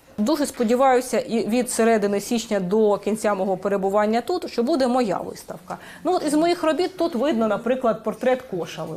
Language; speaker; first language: Ukrainian; native; Ukrainian